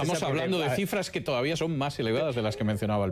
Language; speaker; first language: Spanish; native; Spanish